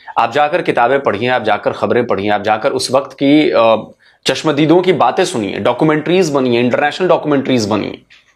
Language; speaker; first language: Hindi; native; Hindi